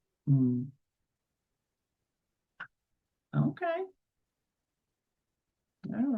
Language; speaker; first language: English; native; English